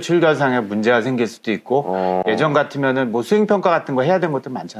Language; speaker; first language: Korean; native; Korean